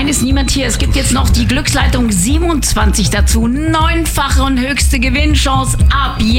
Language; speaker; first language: German; native; German